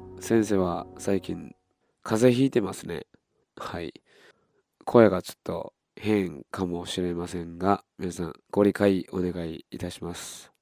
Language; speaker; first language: Japanese; non-native, fluent; Korean